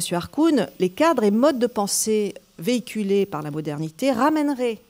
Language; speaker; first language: French; native; French